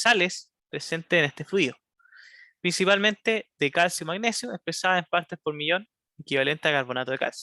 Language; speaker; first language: Spanish; native; Spanish